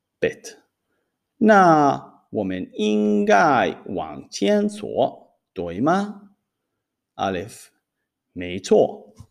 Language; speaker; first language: Chinese; non-native, fluent; Hebrew